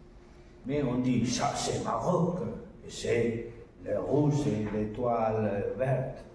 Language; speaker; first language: French; non-native, learner; Spanish